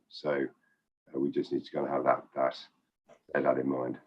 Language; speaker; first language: English; native; English